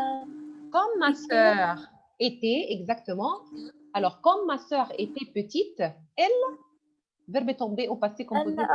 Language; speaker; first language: French; non-native, fluent; Arabic